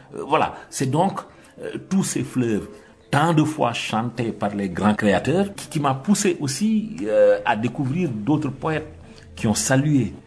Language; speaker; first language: French; non-native, local second language; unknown